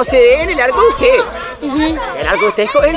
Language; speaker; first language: Spanish; native; Spanish